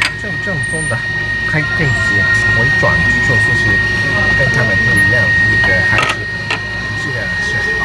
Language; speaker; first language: Chinese; non-native, fluent; Japanese